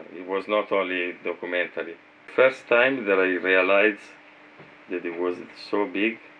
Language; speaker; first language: English; non-native, fluent; Italian